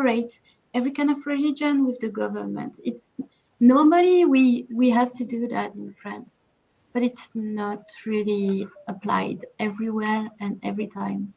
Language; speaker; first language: English; non-native, learner; French